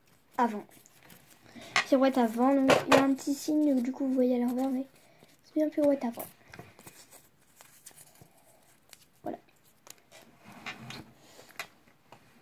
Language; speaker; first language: French; native; French